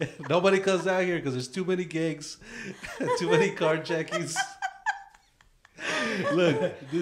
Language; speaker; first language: English; early bilingual, other home language; Spanish